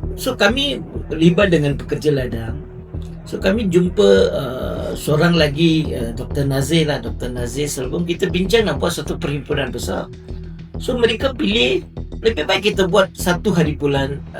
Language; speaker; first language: Malay; non-native, local second language; Tamil